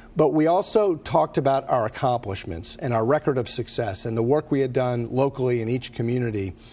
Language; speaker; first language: English; native; English